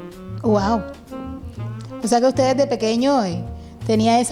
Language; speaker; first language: Spanish; native; Spanish